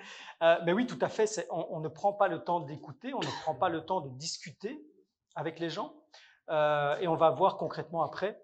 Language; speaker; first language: French; native; French